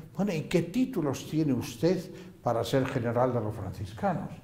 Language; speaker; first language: Spanish; native; Spanish